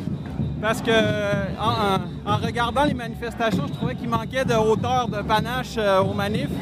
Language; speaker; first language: French; native; French